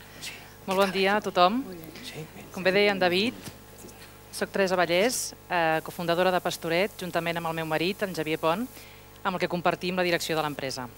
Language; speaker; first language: Catalan; native; Catalan